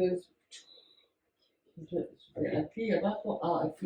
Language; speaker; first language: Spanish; non-native, learner; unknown